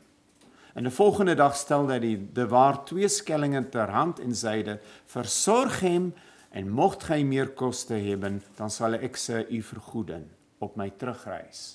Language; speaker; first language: Dutch; non-native, fluent; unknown